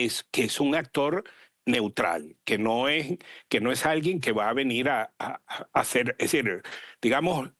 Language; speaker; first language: Spanish; native; Spanish